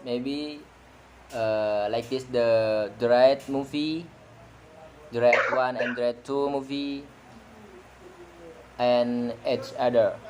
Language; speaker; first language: English; non-native, learner; Indonesian